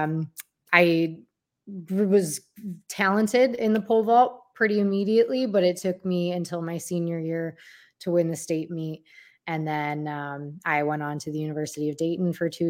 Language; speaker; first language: English; native; English